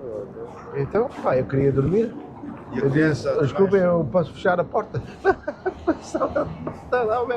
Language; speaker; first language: Portuguese; non-native, learner; German